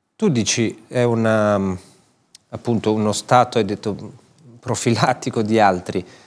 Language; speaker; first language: Italian; native; Italian